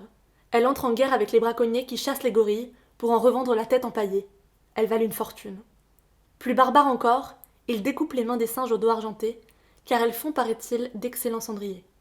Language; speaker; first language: French; native; French